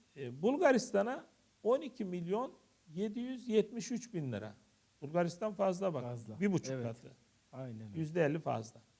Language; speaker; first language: Turkish; native; Turkish